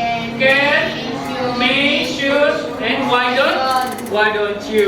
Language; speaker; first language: English; non-native, fluent; Indonesian